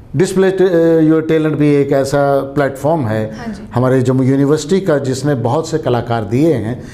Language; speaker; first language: Hindi; native; Hindi